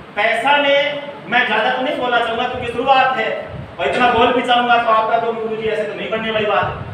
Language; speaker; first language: Hindi; native; Hindi